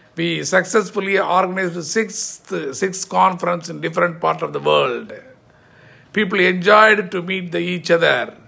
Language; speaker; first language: English; non-native, local second language; Tamil